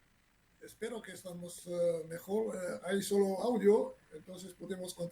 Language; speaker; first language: Spanish; non-native, fluent; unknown